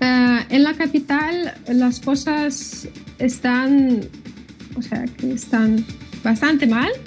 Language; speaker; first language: Spanish; non-native, fluent; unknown